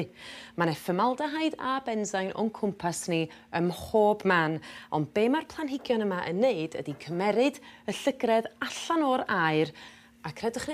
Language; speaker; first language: Welsh; native; Welsh